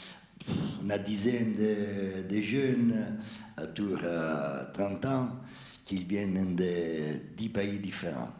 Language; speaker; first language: French; non-native, fluent; Italian